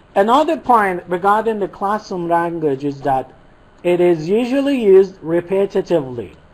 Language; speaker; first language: English; non-native, fluent; Persian